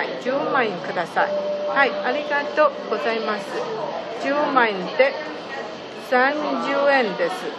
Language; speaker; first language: Japanese; non-native, learner; Chinese